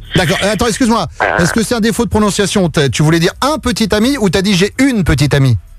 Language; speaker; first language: French; native; French